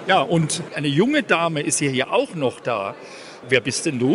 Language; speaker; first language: German; native; German